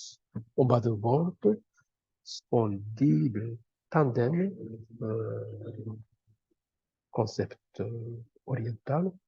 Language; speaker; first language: French; non-native, fluent; Japanese